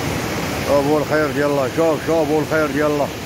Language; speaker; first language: Arabic; native; Arabic